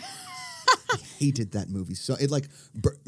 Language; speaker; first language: English; native; English